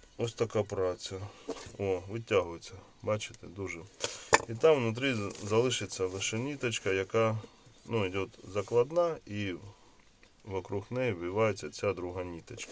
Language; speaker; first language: Ukrainian; non-native, local second language; Russian